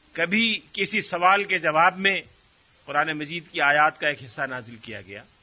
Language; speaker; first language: Urdu; native; Urdu